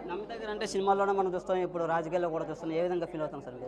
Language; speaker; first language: Telugu; native; Telugu